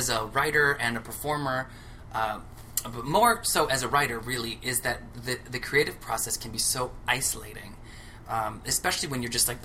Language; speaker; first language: English; native; English